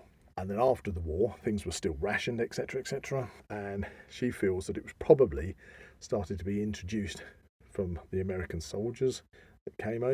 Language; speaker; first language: English; native; English